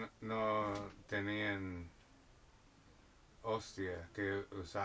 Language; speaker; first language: Spanish; non-native, learner; English